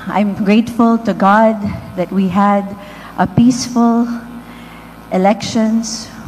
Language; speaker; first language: English; non-native, local second language; Filipino